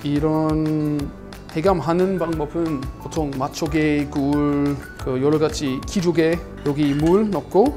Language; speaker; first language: Korean; non-native, learner; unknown